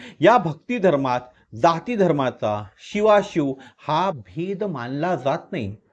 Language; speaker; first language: Marathi; native; Marathi